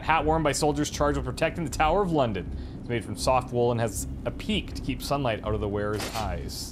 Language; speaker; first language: English; native; English